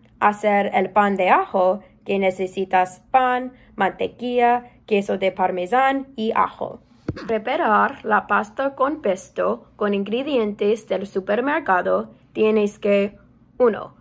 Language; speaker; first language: Spanish; non-native, learner; English